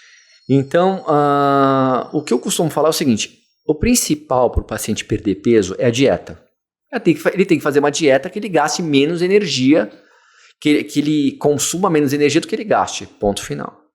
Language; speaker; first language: Portuguese; native; Portuguese